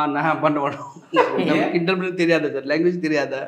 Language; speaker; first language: Tamil; non-native, learner; Hindi